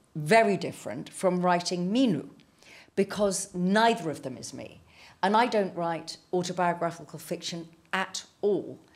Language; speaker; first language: English; native; English